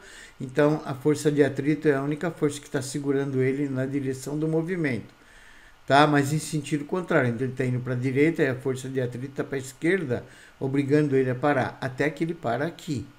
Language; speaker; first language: Portuguese; native; Portuguese